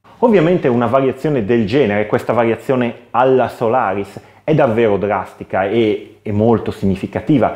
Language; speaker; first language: Italian; native; Italian